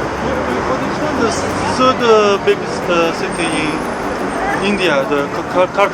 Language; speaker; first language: English; non-native, learner; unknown